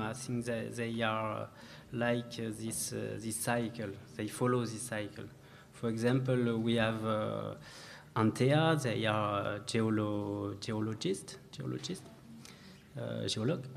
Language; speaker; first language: English; non-native, learner; French